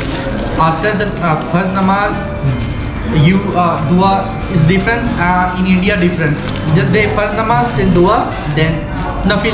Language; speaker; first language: English; non-native, learner; Hindi